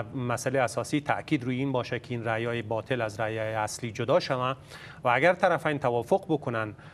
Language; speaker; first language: Persian; native; Persian